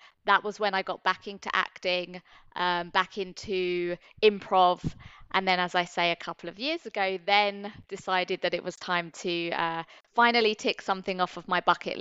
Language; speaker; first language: English; native; English